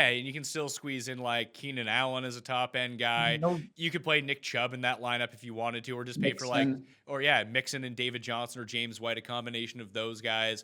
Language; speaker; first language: English; native; English